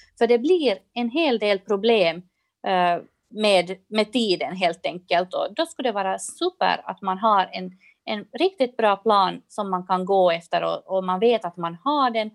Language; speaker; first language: Swedish; native; Swedish